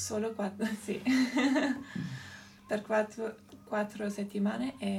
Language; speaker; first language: Italian; non-native, local second language; German